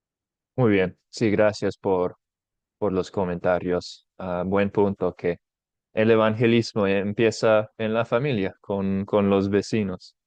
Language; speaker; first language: Spanish; non-native, fluent; English